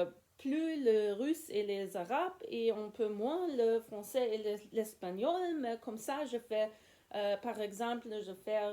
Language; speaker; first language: French; non-native, learner; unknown